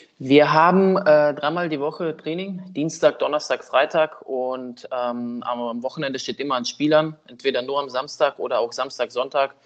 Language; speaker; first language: German; early bilingual, other home language; Russian